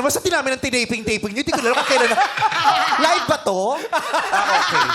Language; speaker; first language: Filipino; native; Filipino